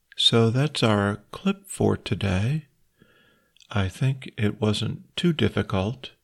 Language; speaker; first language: English; native; English